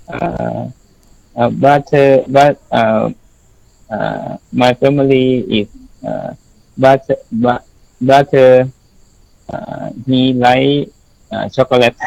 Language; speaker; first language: English; non-native, learner; Thai